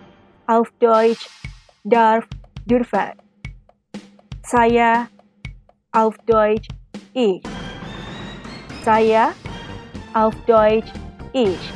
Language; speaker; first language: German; non-native, fluent; Indonesian